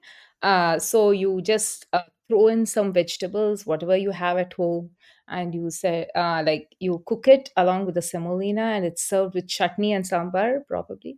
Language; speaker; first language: English; non-native, local second language; Tamil